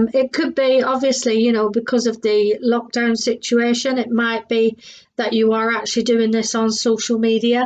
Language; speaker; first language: English; native; English